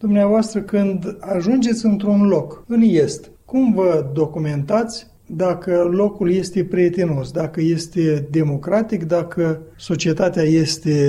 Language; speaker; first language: Romanian; native; Romanian